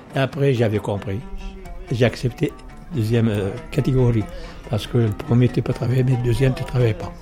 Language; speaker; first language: French; non-native, learner; Arabic